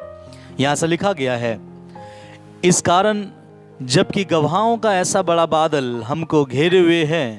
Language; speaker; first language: Hindi; non-native, local second language; Bangla